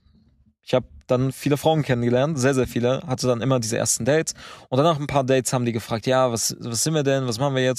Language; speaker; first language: German; native; German